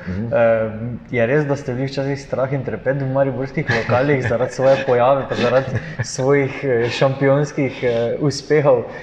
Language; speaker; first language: Slovenian; native; Slovenian